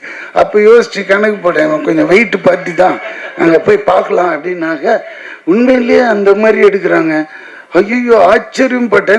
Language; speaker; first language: Tamil; native; Tamil